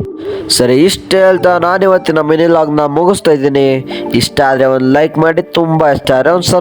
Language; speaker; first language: Kannada; native; Kannada